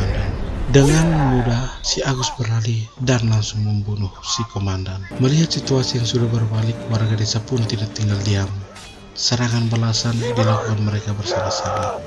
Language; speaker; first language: Indonesian; native; Indonesian